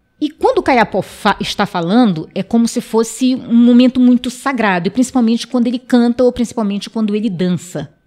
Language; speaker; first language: Portuguese; non-native, local second language; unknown